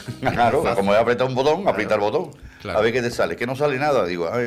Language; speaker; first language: Spanish; native; Spanish